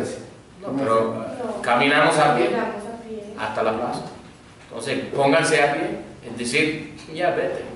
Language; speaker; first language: Spanish; non-native, fluent; English